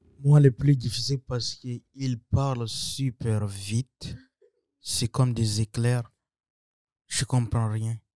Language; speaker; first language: French; non-native, local second language; Sango